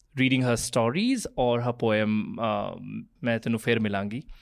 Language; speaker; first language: English; non-native, local second language; Punjabi